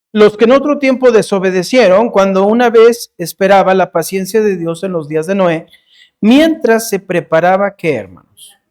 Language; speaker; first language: Spanish; early bilingual, heritage; Spanish